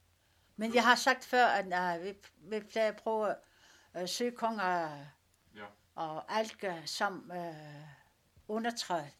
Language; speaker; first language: Danish; non-native, local second language; Kalaallisut